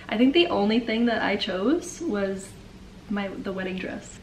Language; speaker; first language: English; native; English